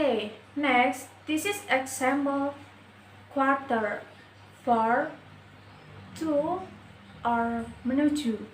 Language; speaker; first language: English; non-native, learner; Indonesian